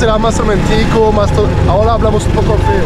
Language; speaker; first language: Spanish; non-native, learner; French